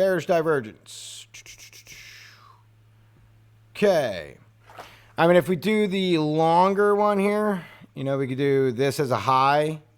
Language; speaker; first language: English; native; English